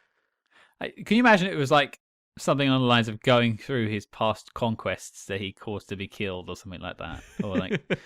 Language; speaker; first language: English; native; English